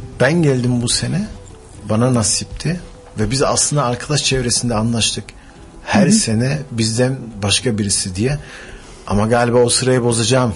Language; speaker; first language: Turkish; early bilingual, heritage; Turkish